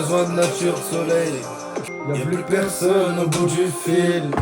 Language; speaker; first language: French; native; French